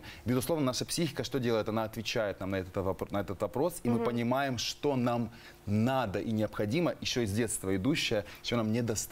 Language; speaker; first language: Russian; native; Russian